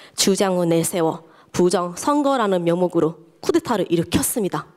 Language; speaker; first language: Korean; non-native, fluent; Burmese